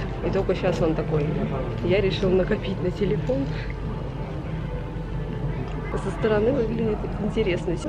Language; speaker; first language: Russian; native; Russian